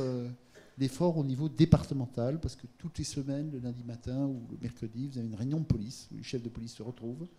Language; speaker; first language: French; native; French